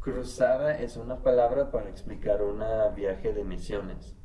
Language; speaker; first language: Spanish; non-native, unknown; English